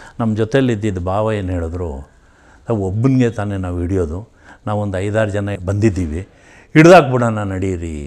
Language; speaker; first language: Kannada; native; Kannada